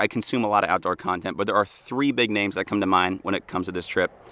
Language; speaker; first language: English; native; English